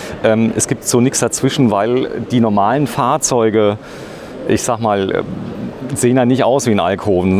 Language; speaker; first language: German; native; German